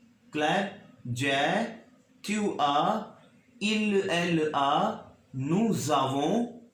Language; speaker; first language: French; non-native, learner; Hindi